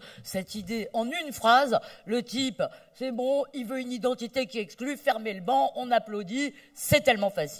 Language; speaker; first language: French; native; French